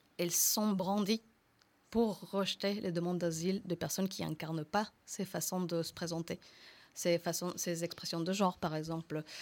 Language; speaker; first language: French; non-native, fluent; Spanish